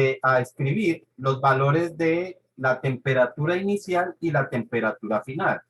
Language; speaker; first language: Spanish; native; Spanish